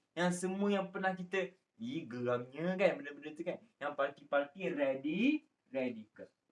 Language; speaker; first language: Malay; native; Malay